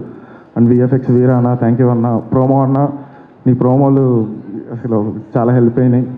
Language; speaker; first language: Telugu; native; Telugu